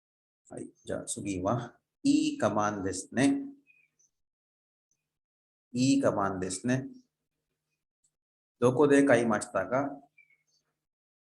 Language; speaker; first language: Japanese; non-native, fluent; Urdu